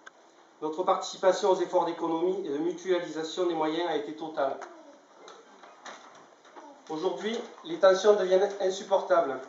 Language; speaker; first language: French; native; French